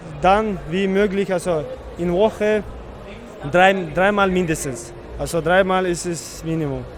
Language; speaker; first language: German; non-native, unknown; Czech